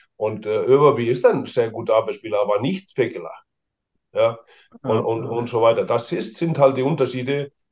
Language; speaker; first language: German; non-native, fluent; Icelandic